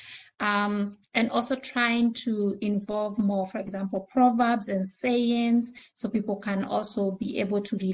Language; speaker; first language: English; non-native, local second language; Swahili